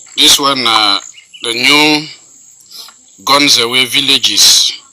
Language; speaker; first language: Nigerian Pidgin; native; Nigerian Pidgin